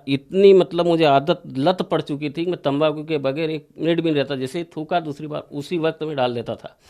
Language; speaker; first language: Hindi; native; Hindi